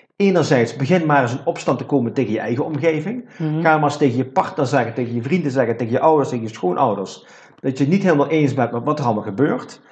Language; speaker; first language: Dutch; native; Dutch